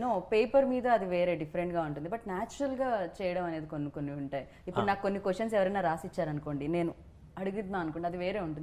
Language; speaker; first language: Telugu; native; Telugu